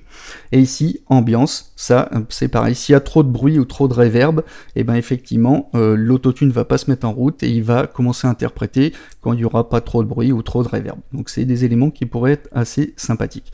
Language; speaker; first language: French; native; French